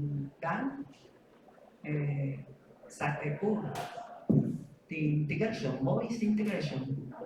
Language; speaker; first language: German; non-native, learner; Spanish